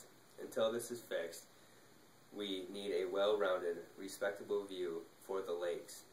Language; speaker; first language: English; native; English